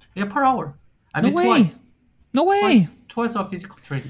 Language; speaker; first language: English; non-native, fluent; Korean